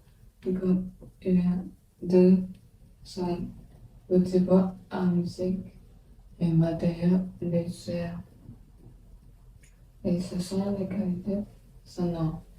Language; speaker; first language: French; non-native, learner; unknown